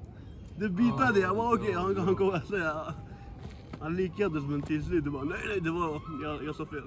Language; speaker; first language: Swedish; early bilingual, other home language; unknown